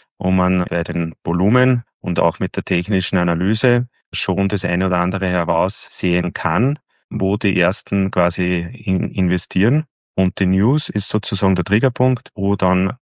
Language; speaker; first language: German; native; German